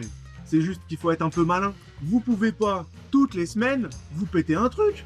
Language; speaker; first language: French; native; French